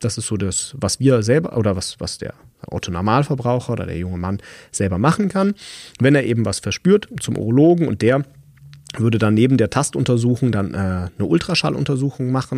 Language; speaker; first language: German; native; German